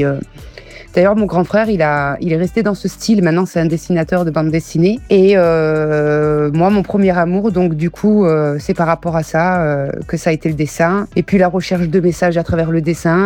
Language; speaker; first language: French; early bilingual, other home language; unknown